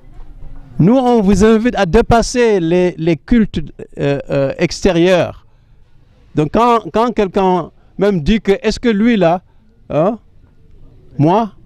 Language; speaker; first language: French; non-native, local second language; Wolof